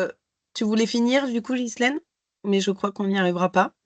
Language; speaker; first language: French; native; French